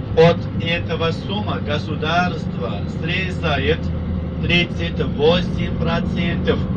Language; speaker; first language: Russian; non-native, fluent; Turkish